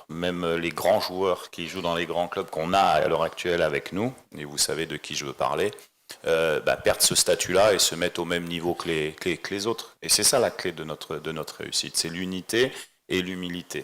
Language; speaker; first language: French; native; French